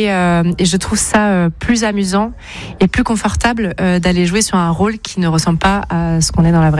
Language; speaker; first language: French; native; French